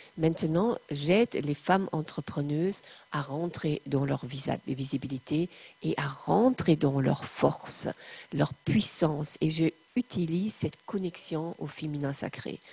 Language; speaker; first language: French; non-native, fluent; German